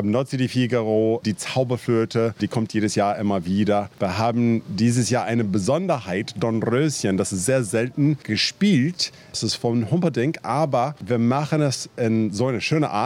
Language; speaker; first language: German; non-native, fluent; English